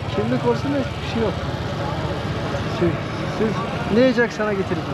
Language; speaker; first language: Turkish; non-native, learner; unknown